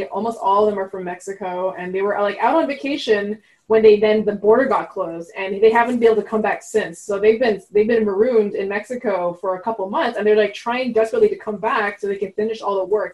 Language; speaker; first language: English; non-native, fluent; French